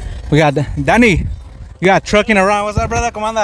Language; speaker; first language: English; early bilingual, other home language; Spanish